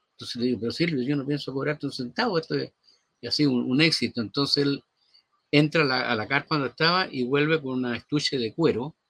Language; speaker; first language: Spanish; native; Spanish